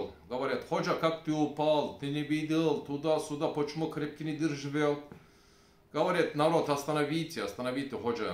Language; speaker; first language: Russian; non-native, learner; Turkish